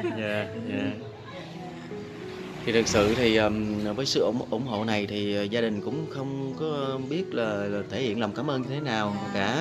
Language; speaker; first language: Vietnamese; native; Vietnamese